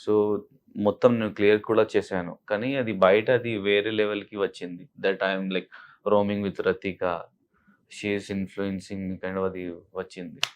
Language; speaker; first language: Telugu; non-native, learner; Hindi